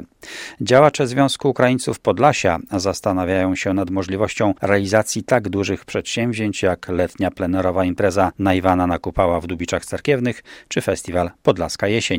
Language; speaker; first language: Polish; native; Polish